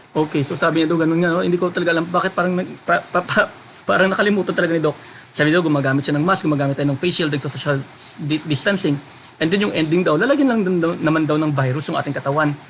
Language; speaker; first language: Filipino; non-native, local second language; Hiligaynon